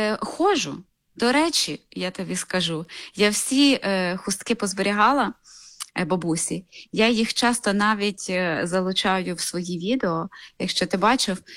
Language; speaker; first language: Ukrainian; native; Ukrainian